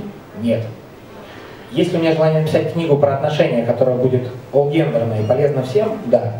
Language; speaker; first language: Russian; native; Russian